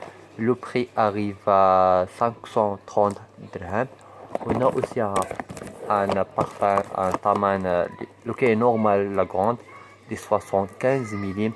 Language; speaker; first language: French; non-native, learner; Arabic